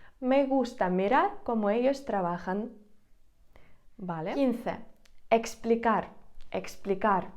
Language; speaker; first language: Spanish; non-native, fluent; Ukrainian